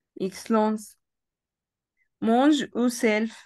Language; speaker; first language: French; non-native, fluent; Arabic